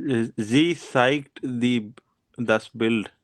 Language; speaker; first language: German; non-native, learner; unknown